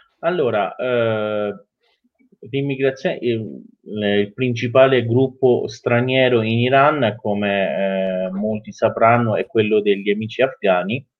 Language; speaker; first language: Italian; non-native, fluent; Persian